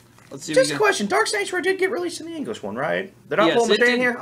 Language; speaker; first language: English; native; English